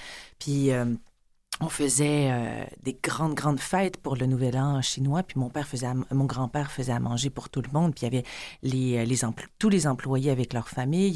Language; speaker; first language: French; native; French